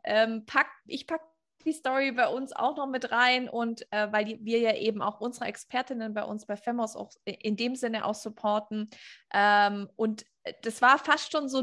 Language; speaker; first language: German; native; German